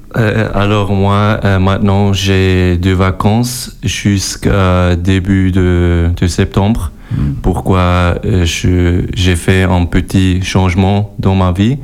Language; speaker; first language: French; non-native, learner; German